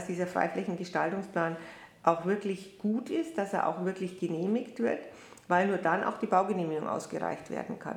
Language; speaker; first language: German; native; German